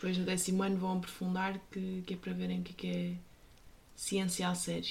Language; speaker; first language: Portuguese; native; Portuguese